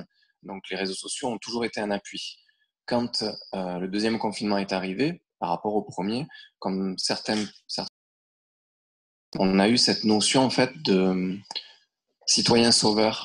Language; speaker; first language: French; native; French